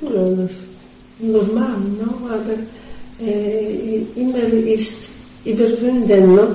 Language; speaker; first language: German; non-native, learner; Polish